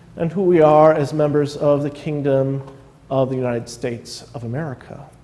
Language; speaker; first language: English; native; English